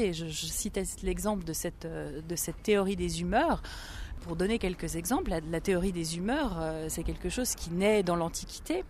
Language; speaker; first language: French; native; French